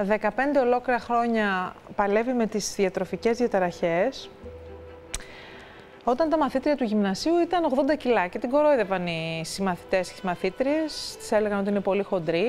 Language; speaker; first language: Greek; native; Greek